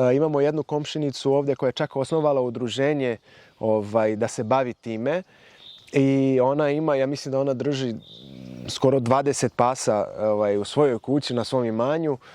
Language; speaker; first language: Serbian; non-native, fluent; Portuguese